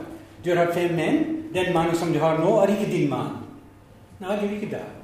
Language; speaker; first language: Norwegian; non-native, fluent; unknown